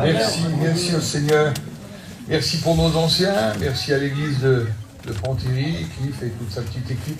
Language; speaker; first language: French; native; French